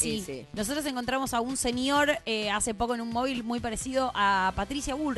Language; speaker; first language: Spanish; native; Spanish